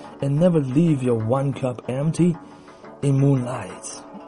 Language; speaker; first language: English; non-native, fluent; Chinese